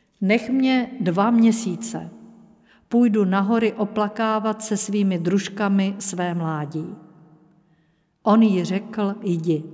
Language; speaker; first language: Czech; native; Czech